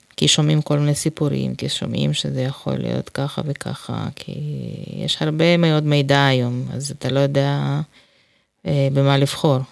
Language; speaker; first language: Hebrew; non-native, fluent; Russian